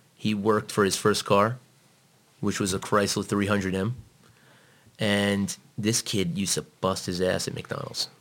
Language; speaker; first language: English; native; English